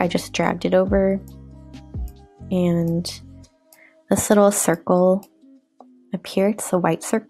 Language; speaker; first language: English; native; English